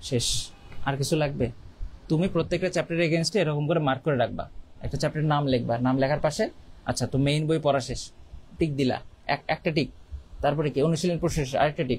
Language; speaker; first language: Bangla; native; Bangla